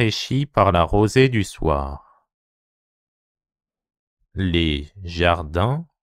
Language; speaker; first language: French; non-native, fluent; Japanese